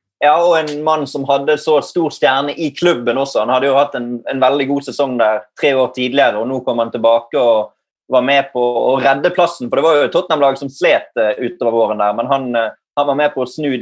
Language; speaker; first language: Norwegian; native; Norwegian